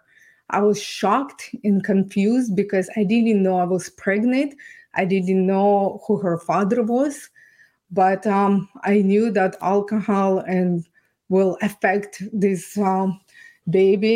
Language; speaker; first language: English; non-native, fluent; Ukrainian